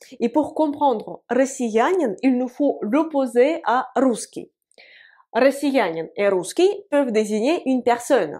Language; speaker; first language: French; non-native, fluent; Russian